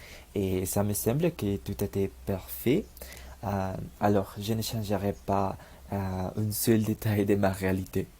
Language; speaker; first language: French; non-native, learner; Spanish